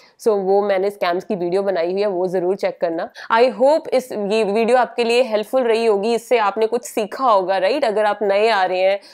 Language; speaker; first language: Hindi; native; Hindi